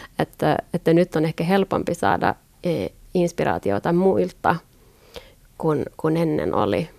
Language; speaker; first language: Finnish; non-native, local second language; Swedish